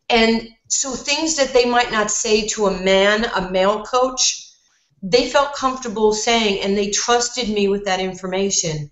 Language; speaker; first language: English; native; English